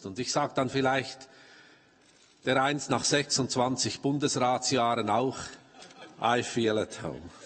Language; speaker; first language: German; native; German